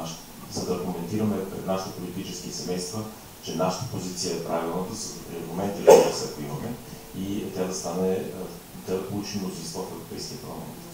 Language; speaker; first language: Bulgarian; native; Bulgarian